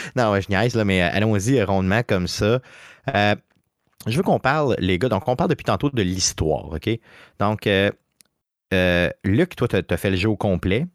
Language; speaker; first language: French; native; French